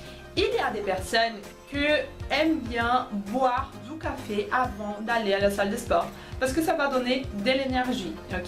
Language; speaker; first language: French; non-native, fluent; Portuguese